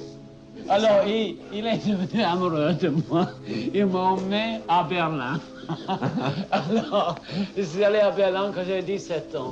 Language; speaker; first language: French; non-native, fluent; English